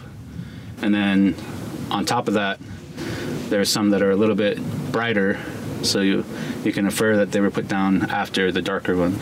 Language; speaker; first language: English; native; English